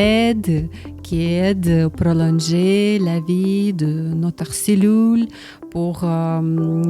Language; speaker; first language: French; non-native, learner; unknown